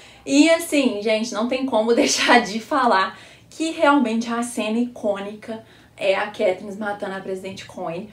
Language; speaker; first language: Portuguese; native; Portuguese